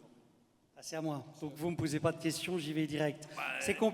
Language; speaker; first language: French; native; French